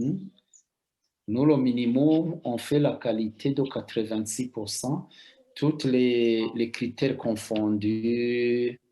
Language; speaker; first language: French; non-native, local second language; Rundi